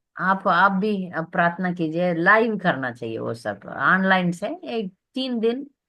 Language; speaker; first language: Hindi; non-native, local second language; Tamil